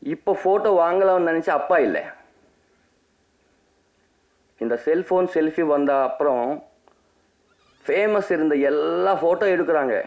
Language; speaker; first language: Tamil; non-native, learner; Telugu